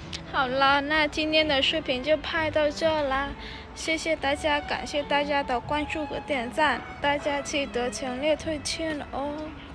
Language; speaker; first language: Chinese; non-native, fluent; Vietnamese